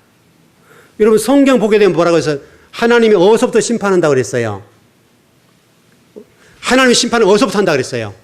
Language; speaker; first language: Korean; native; Korean